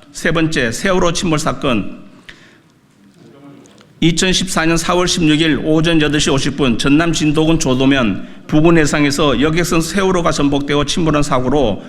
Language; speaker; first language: Korean; native; Korean